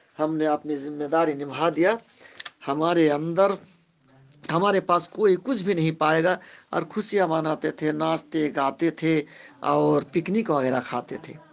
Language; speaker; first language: Urdu; non-native, local second language; Bangla